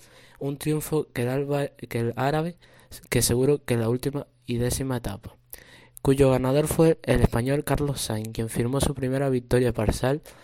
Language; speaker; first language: Spanish; native; Spanish